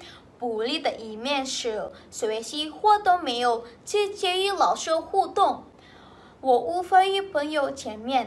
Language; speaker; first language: Chinese; non-native, local second language; Indonesian